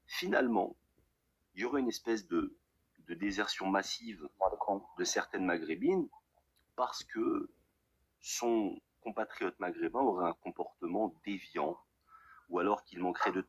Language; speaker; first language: French; native; French